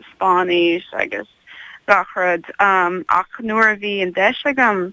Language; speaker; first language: Irish; non-native, learner; English